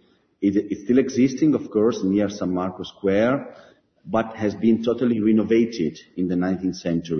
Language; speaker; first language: English; non-native, fluent; Italian